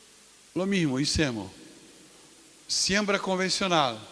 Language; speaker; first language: Spanish; non-native, fluent; Portuguese